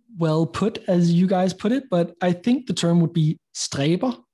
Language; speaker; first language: English; non-native, fluent; Danish